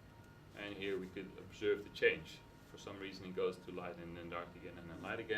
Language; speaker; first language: English; non-native, fluent; Dutch